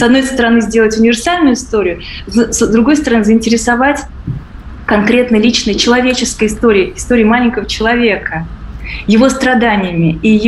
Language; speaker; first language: Russian; native; Russian